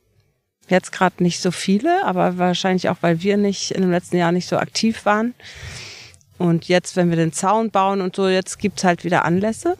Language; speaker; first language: German; native; German